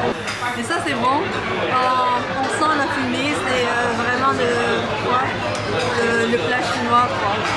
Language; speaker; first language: French; non-native, fluent; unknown